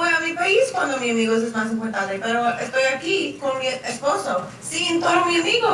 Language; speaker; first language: Spanish; non-native, learner; English